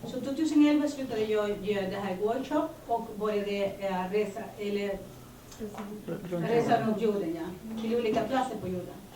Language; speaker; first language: Swedish; early bilingual, other home language; Spanish